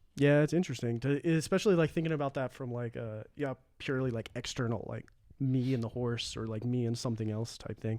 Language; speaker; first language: English; native; English